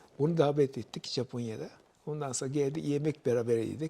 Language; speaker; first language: Turkish; non-native, fluent; Japanese